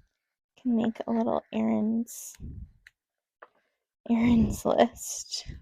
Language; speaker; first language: English; native; English